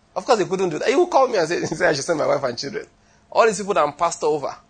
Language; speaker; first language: English; non-native, local second language; Yoruba